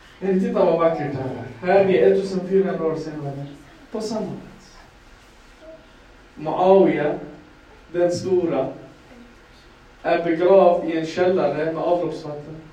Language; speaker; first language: Swedish; non-native, fluent; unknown